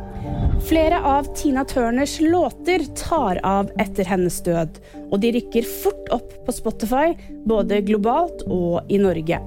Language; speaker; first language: Norwegian; native; Norwegian